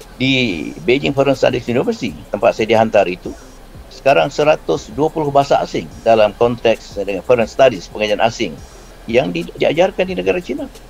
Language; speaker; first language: Malay; native; Malay